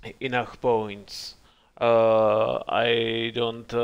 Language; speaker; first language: English; non-native, learner; Czech